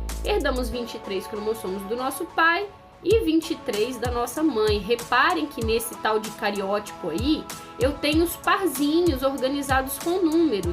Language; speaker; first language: Portuguese; native; Portuguese